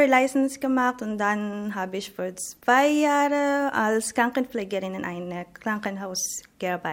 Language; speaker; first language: German; non-native, learner; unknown